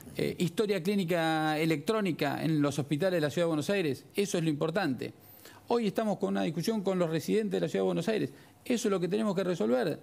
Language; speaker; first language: Spanish; native; Spanish